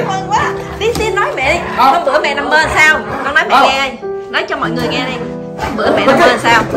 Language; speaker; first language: Vietnamese; native; Vietnamese